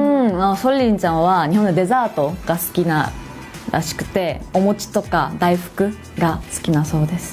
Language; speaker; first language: Japanese; native; Japanese